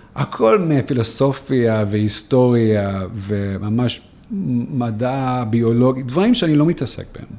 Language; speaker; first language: Hebrew; non-native, fluent; English